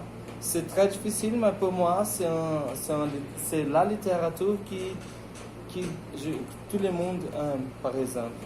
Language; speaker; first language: French; non-native, learner; Portuguese